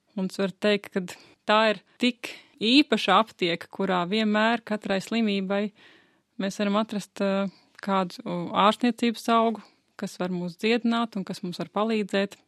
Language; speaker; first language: Latvian; native; Latvian